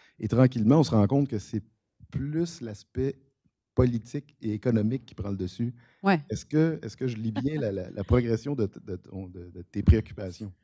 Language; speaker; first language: French; native; French